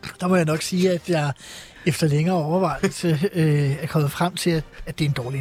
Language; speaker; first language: Danish; native; Danish